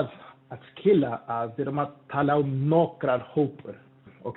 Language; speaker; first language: Icelandic; non-native, learner; Spanish